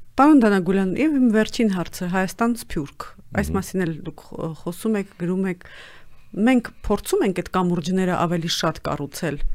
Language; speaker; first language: Armenian; native; Armenian